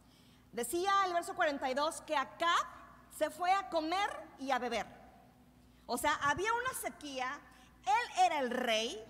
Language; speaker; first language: Spanish; native; Spanish